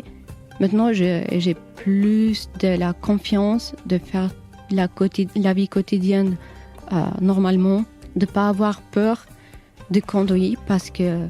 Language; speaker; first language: French; non-native, learner; Albanian